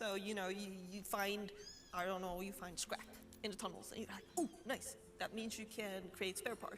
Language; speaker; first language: English; non-native, fluent; Swedish